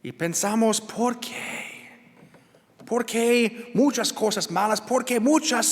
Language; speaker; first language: Spanish; non-native, learner; English